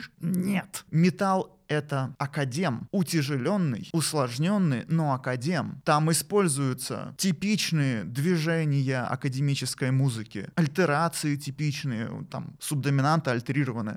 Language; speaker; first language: Russian; native; Russian